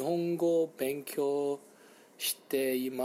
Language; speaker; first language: Japanese; non-native, learner; Chinese